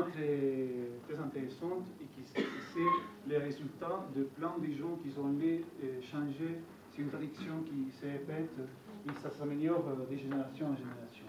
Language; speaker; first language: French; non-native, fluent; Italian